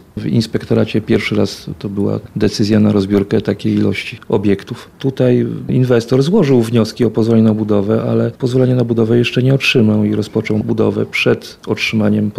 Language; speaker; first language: Polish; native; Polish